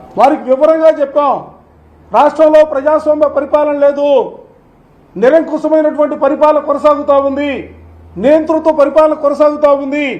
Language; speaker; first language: Telugu; native; Telugu